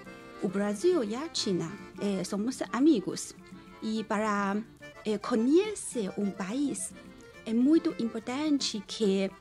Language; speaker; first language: Portuguese; non-native, learner; Chinese